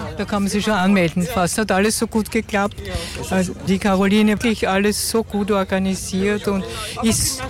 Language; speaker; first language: German; native; German